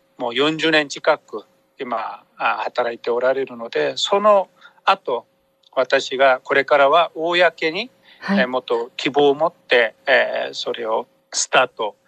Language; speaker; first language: Japanese; non-native, fluent; Korean